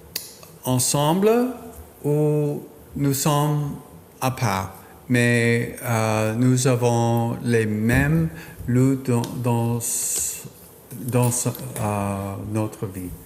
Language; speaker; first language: French; non-native, learner; English